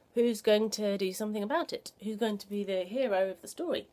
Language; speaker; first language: English; native; English